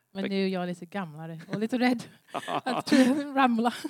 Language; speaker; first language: Swedish; non-native, learner; English